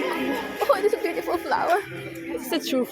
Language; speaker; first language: English; non-native, local second language; Filipino